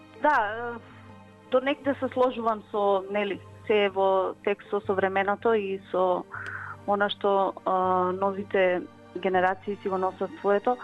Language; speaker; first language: Macedonian; native; Macedonian